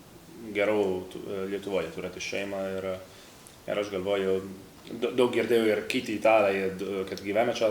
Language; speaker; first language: Lithuanian; non-native, learner; Italian